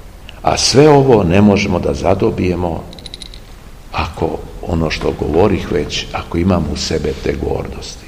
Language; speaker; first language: Serbian; native; Serbian